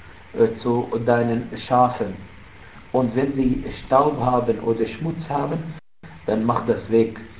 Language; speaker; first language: German; non-native, fluent; Arabic